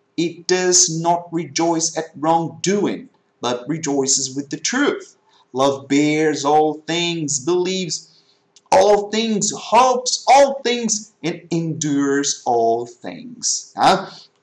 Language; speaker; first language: English; non-native, fluent; Portuguese